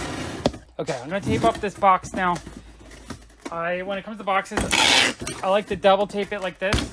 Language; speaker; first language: English; native; English